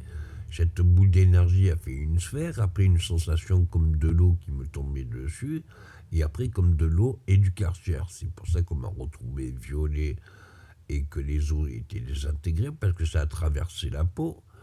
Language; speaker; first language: French; native; French